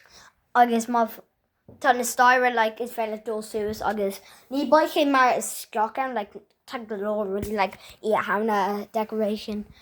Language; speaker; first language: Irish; non-native, local second language; English